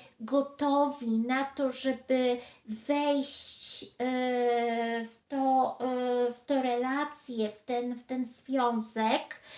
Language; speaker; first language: Polish; native; Polish